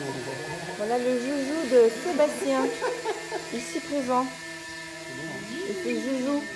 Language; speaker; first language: French; native; French